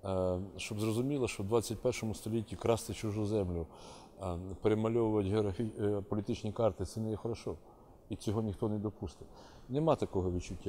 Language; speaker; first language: Ukrainian; native; Ukrainian